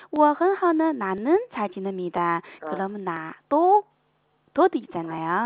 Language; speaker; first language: Korean; non-native, fluent; Chinese